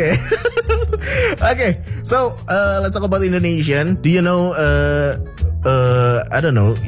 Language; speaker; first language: English; non-native, fluent; Indonesian